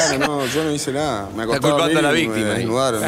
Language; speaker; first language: Spanish; native; Spanish